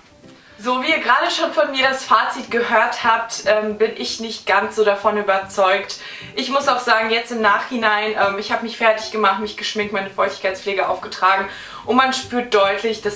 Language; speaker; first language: German; native; German